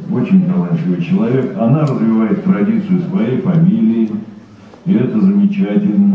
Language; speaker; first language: Russian; native; Russian